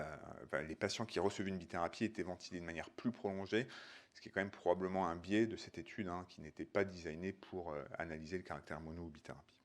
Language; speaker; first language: French; native; French